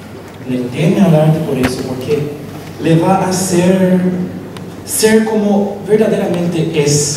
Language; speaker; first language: Spanish; non-native, local second language; Portuguese